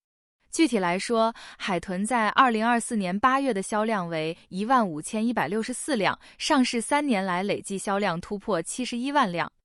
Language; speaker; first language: Chinese; native; Chinese